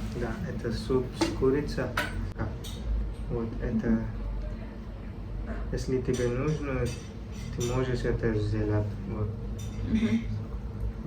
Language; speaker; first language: Russian; non-native, learner; Kannada